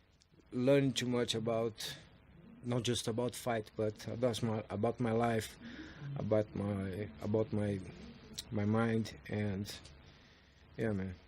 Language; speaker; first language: English; non-native, learner; Portuguese